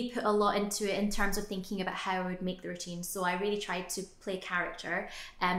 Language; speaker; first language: English; native; English